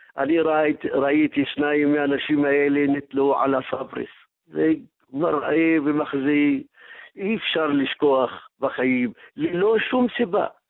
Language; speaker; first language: Hebrew; non-native, local second language; Arabic